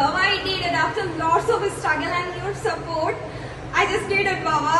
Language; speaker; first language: English; non-native, learner; Bangla